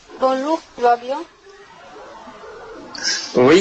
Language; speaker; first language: French; non-native, learner; Chinese